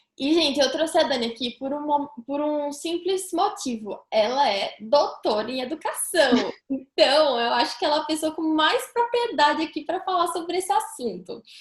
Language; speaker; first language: Portuguese; native; Portuguese